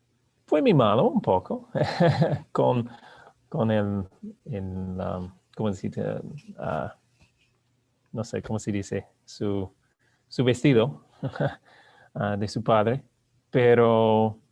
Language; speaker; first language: Spanish; non-native, learner; English